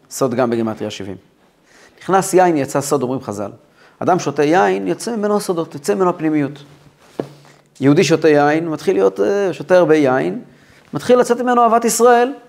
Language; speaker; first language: Hebrew; native; Hebrew